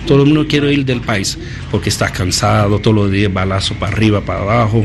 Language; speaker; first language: Spanish; non-native, learner; Haitian Creole